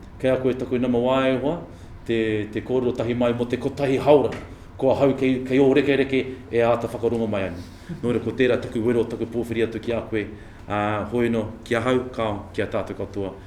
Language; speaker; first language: Māori; non-native, local second language; English